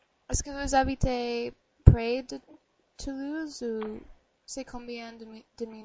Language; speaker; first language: French; non-native, learner; English